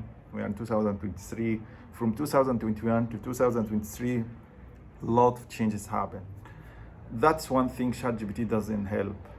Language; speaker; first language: English; non-native, fluent; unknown